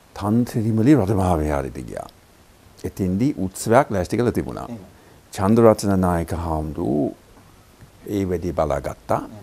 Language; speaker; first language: Sinhala; non-native, fluent; English